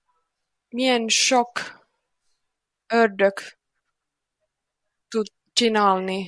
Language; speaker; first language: Hungarian; non-native, learner; Finnish